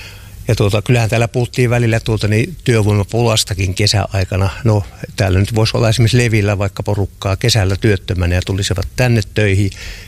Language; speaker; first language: Finnish; native; Finnish